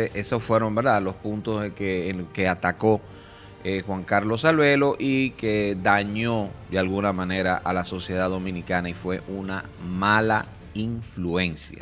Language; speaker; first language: Spanish; native; Spanish